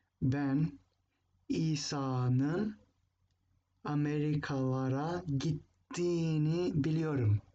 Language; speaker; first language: Turkish; non-native, fluent; English